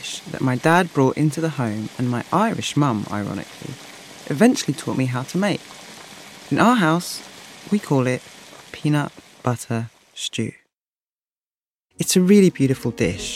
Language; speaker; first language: English; native; English